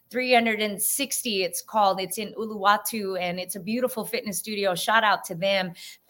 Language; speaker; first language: English; native; English